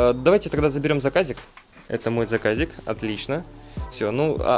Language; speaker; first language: Russian; native; Russian